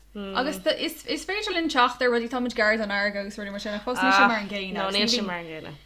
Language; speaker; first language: Irish; non-native, local second language; English